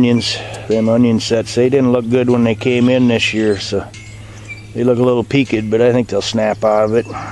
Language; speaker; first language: English; native; English